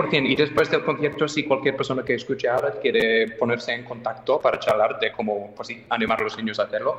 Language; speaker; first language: Spanish; non-native, fluent; English